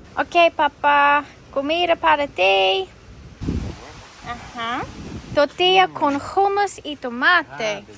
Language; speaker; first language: Spanish; non-native, learner; English